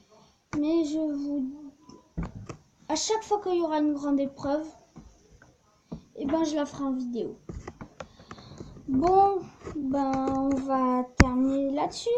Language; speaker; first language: French; native; French